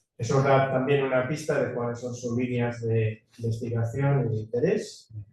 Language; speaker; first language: Spanish; native; Spanish